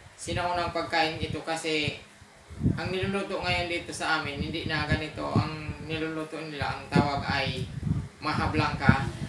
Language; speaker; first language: Filipino; non-native, local second language; Bikol